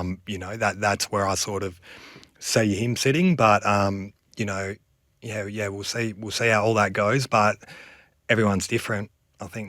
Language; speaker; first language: English; native; English